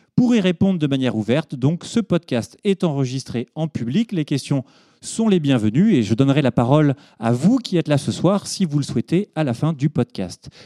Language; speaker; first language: French; native; French